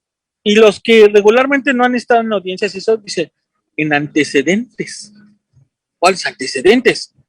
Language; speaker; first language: Spanish; native; Spanish